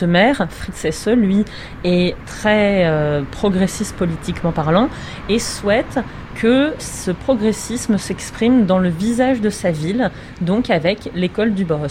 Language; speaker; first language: French; native; French